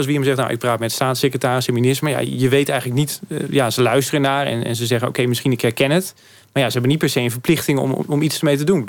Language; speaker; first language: Dutch; native; Dutch